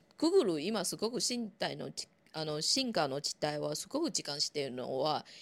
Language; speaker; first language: Japanese; non-native, fluent; Chinese